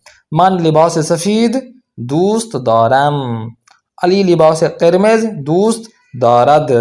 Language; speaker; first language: Persian; non-native, fluent; Urdu